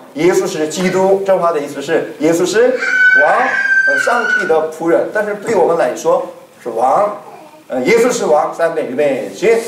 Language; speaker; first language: Chinese; non-native, fluent; Korean